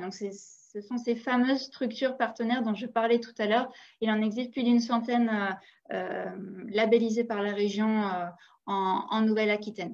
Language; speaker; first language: French; native; French